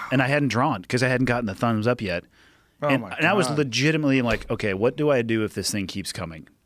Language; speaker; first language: English; native; English